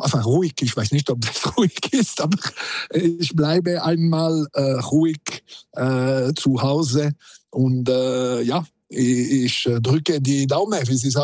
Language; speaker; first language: German; non-native, local second language; French